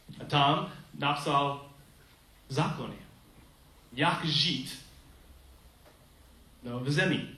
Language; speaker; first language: Czech; non-native, learner; English